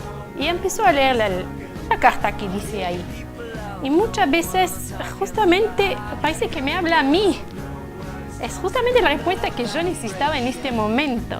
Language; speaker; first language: Spanish; non-native, fluent; French